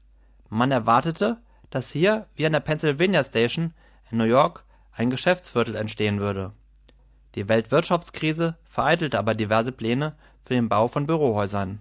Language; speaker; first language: German; native; German